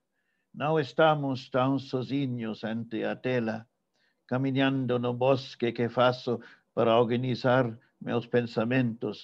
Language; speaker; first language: Portuguese; non-native, fluent; English